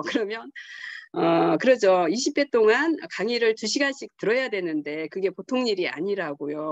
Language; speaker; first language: Korean; native; Korean